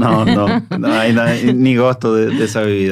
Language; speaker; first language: Portuguese; non-native, learner; Spanish